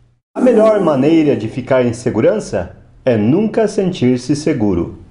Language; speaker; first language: Portuguese; native; Portuguese